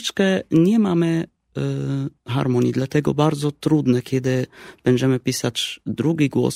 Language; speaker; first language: Polish; non-native, fluent; Arabic